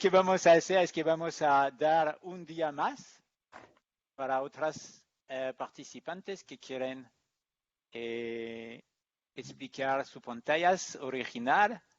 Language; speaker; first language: Spanish; non-native, learner; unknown